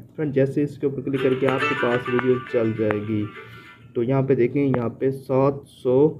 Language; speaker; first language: Urdu; native; Urdu